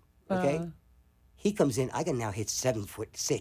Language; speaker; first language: English; native; English